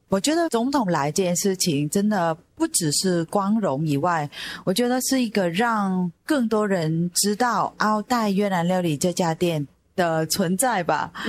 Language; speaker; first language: Chinese; non-native, fluent; Vietnamese